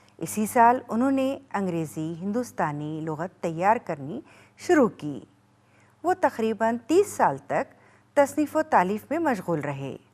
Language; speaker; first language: Urdu; native; Urdu